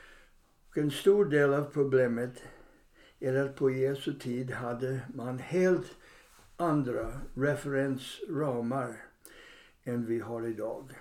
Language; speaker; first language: Swedish; non-native, fluent; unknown